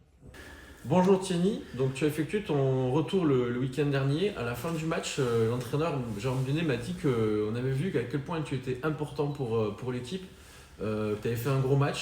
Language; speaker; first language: French; native; French